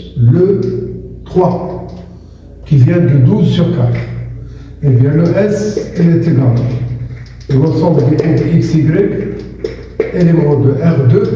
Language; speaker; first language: French; non-native, local second language; Arabic